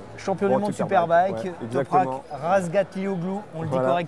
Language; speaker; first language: French; native; French